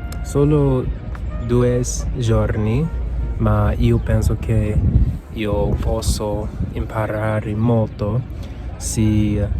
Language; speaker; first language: Italian; non-native, learner; English